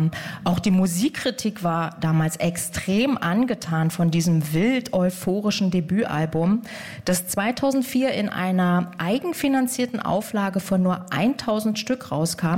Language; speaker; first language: German; native; German